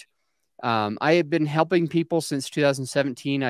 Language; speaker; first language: English; native; English